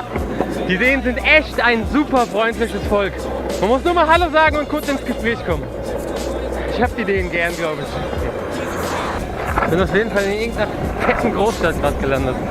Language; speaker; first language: German; native; German